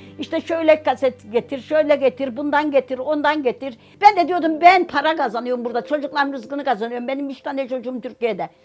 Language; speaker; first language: Turkish; native; Turkish